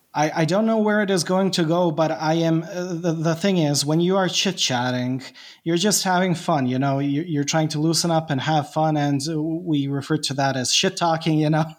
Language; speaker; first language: English; non-native, fluent; Bosnian